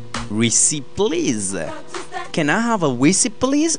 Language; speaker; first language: English; non-native, learner; Haitian Creole